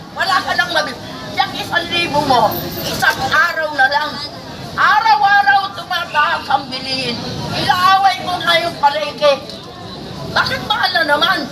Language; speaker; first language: Filipino; non-native, local second language; Iloko